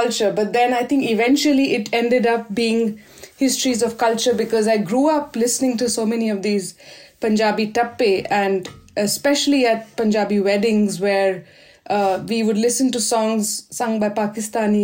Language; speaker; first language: English; non-native, local second language; Hindi